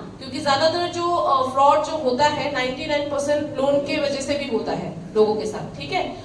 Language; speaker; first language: Hindi; non-native, local second language; Assamese